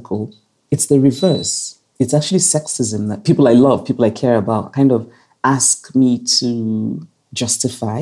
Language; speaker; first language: English; non-native, local second language; Igbo